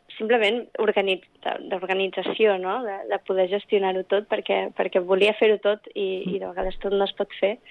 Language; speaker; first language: Catalan; early bilingual, other home language; English